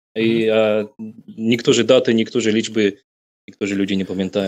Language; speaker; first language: Polish; non-native, fluent; Russian